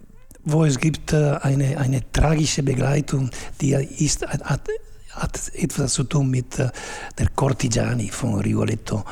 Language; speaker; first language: German; non-native, fluent; Italian